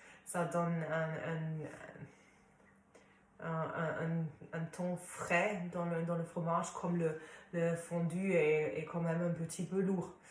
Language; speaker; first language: French; non-native, fluent; German